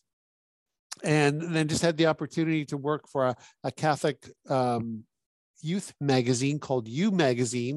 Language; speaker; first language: English; native; English